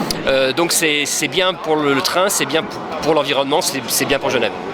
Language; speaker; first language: French; native; French